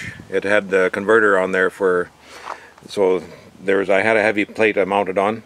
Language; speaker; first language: English; native; English